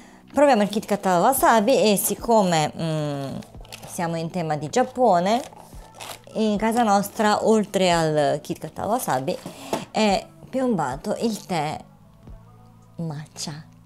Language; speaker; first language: Italian; native; Italian